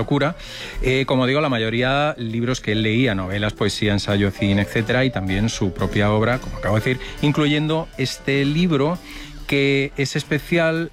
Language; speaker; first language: Spanish; native; Spanish